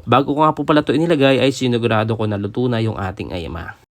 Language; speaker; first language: Filipino; native; Filipino